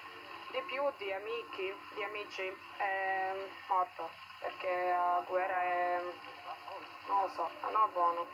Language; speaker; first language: Italian; non-native, learner; Bosnian